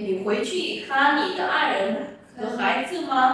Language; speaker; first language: Chinese; non-native, fluent; Vietnamese